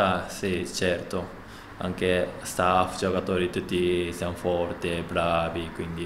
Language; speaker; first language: Italian; non-native, learner; Japanese